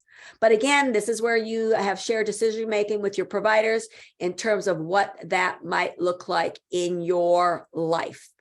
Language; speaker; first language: English; native; English